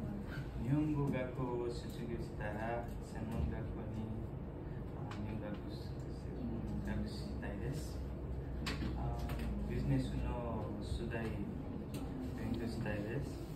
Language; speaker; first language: Japanese; non-native, learner; Nepali